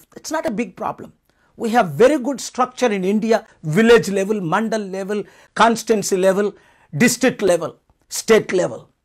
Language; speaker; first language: English; non-native, local second language; Telugu